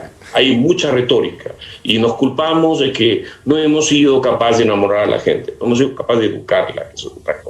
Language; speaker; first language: Spanish; native; Spanish